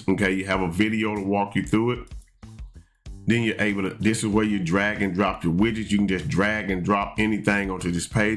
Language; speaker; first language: English; native; English